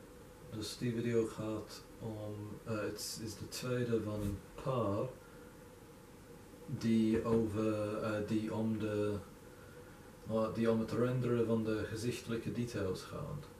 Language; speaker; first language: Dutch; non-native, fluent; English